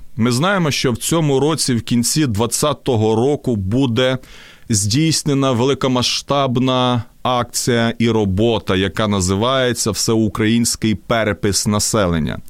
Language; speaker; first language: Ukrainian; non-native, local second language; Russian